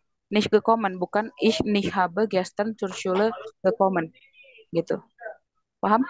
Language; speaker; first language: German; non-native, fluent; Indonesian